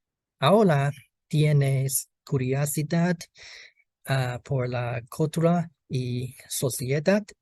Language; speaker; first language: Spanish; non-native, learner; Chinese